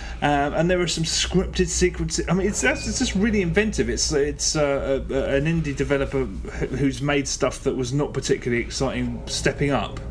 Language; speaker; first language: English; native; English